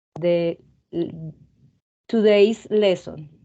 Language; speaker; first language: English; non-native, fluent; Spanish